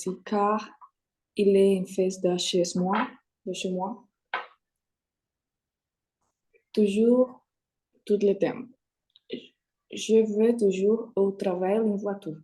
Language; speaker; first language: French; non-native, learner; Spanish